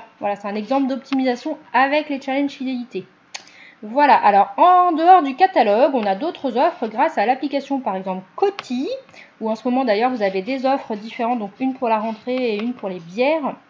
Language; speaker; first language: French; native; French